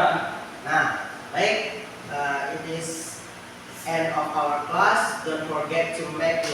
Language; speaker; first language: English; non-native, learner; Indonesian